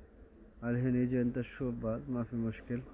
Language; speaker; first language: Arabic; non-native, learner; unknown